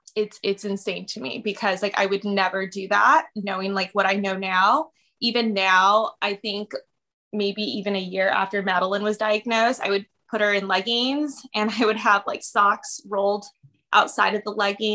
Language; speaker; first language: English; native; English